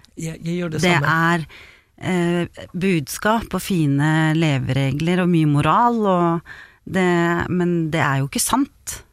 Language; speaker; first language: Norwegian; native; Norwegian